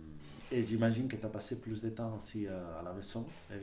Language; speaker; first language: French; non-native, fluent; Spanish